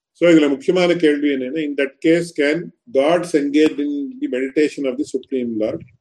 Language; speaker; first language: English; non-native, local second language; Tamil